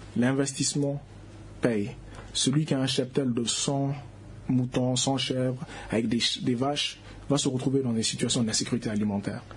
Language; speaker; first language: French; non-native, local second language; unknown